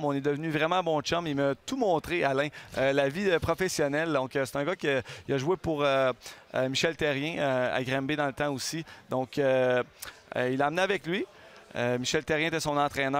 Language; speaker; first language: French; native; French